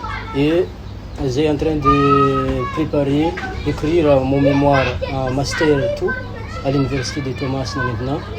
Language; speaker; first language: French; non-native, local second language; Malagasy